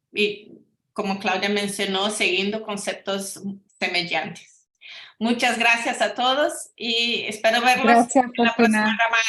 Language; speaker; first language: Spanish; non-native, fluent; Portuguese